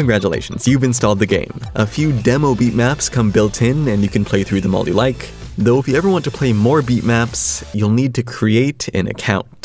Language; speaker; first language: English; native; English